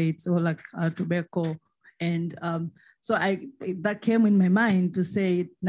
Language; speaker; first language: English; non-native, local second language; Swahili